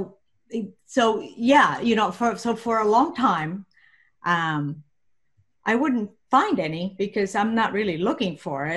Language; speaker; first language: English; non-native, fluent; Spanish